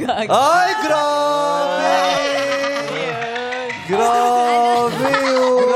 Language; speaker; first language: Filipino; native; Filipino